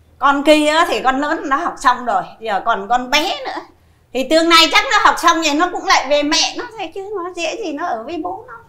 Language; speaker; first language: Vietnamese; native; Vietnamese